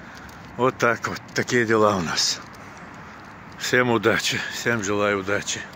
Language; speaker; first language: Russian; non-native, local second language; Chechen